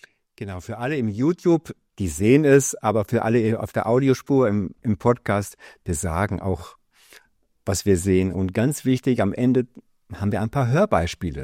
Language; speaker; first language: German; native; German